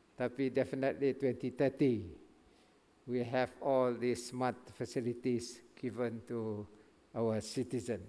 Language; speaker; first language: English; non-native, local second language; Malay